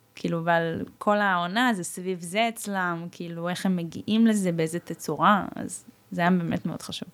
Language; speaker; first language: Hebrew; early bilingual, other home language; Russian